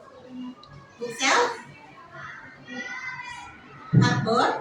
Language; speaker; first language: English; non-native, learner; Indonesian